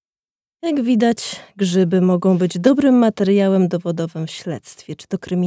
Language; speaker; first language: Polish; native; Polish